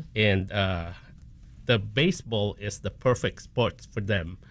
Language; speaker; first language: English; non-native, local second language; Filipino